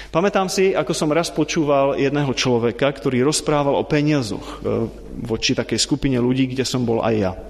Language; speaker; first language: Slovak; non-native, fluent; Czech